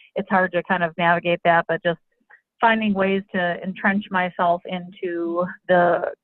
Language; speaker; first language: English; native; English